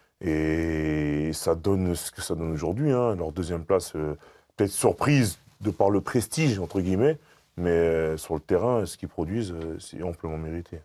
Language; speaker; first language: French; native; French